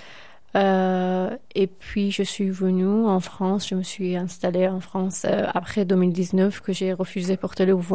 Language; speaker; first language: French; non-native, fluent; Persian